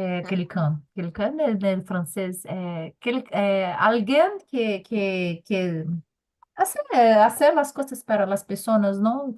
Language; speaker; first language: Spanish; non-native, learner; Portuguese